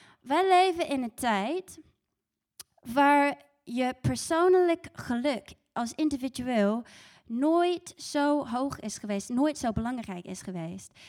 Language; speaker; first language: Dutch; non-native, fluent; English